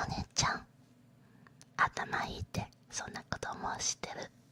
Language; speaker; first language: Japanese; non-native, learner; Chinese